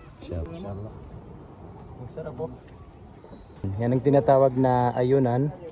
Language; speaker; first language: Filipino; non-native, local second language; Maranao